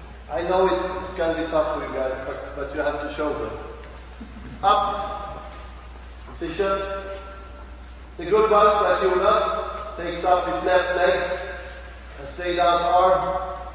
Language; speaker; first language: English; non-native, fluent; Swedish